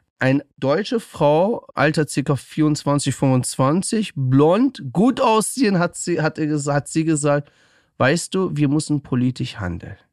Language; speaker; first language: German; early bilingual, other home language; Persian